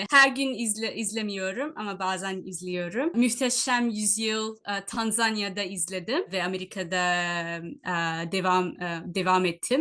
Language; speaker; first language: Turkish; non-native, fluent; Telugu